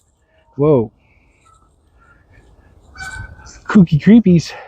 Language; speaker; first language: English; native; English